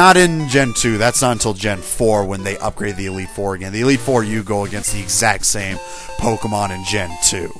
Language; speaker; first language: English; native; English